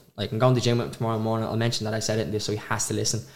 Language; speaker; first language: English; native; English